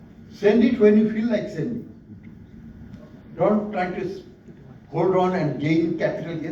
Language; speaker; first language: English; non-native, local second language; Bangla